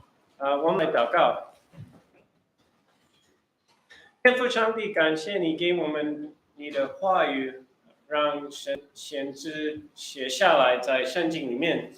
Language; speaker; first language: Chinese; early bilingual, heritage; Chinese